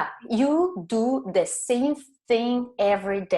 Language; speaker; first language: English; non-native, fluent; Spanish